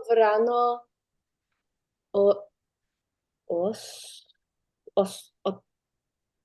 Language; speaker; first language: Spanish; non-native, learner; English